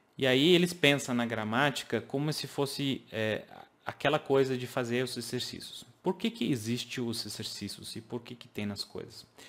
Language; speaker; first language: Portuguese; non-native, fluent; English